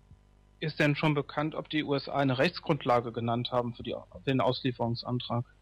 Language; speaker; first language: German; native; German